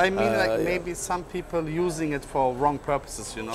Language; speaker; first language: English; non-native, learner; German